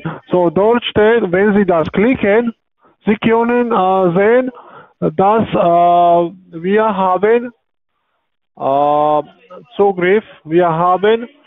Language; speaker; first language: German; non-native, learner; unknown